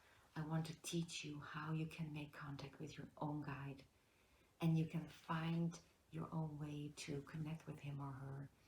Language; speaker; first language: English; non-native, fluent; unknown